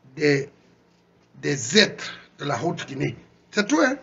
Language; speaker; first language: French; non-native, local second language; Susu